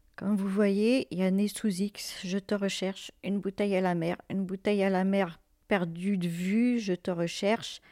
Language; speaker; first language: French; native; French